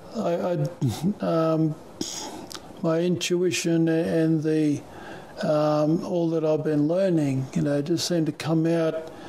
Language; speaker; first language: English; native; English